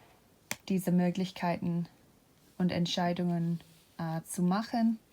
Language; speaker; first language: German; non-native, fluent; English